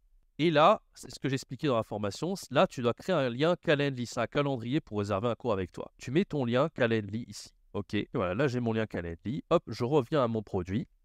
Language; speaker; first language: French; native; French